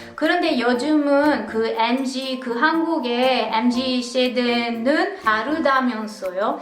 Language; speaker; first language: Korean; non-native, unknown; Italian